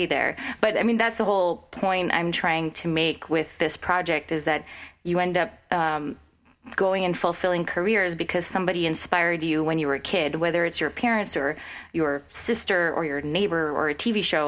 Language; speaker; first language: English; non-native, local second language; French